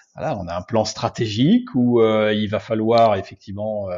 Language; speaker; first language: French; native; French